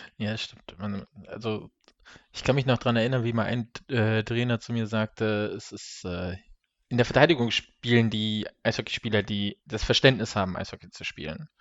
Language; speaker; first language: German; native; German